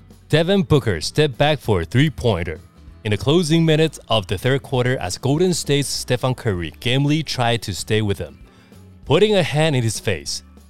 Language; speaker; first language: English; non-native, fluent; Chinese